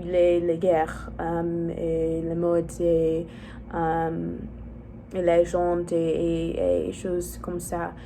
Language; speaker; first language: French; non-native, learner; English